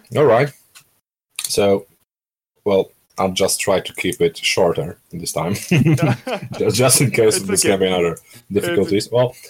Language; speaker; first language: English; non-native, fluent; Polish